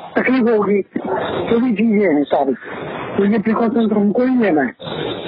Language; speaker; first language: Hindi; non-native, local second language; Gujarati